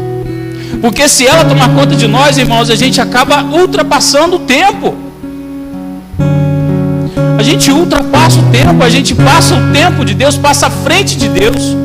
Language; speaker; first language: Portuguese; native; Portuguese